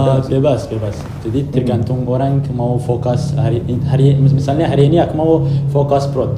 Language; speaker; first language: Indonesian; non-native, fluent; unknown